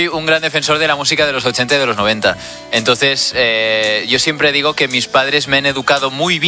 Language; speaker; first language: Spanish; non-native, local second language; Catalan